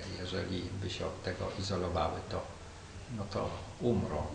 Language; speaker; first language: Polish; native; Polish